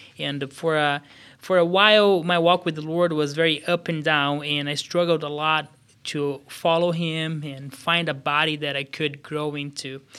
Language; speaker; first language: English; non-native, fluent; Portuguese